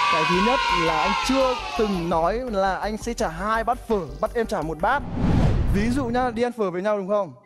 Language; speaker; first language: Vietnamese; native; Vietnamese